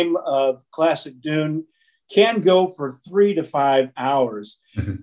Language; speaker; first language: English; native; English